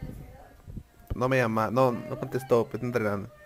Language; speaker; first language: Spanish; native; Spanish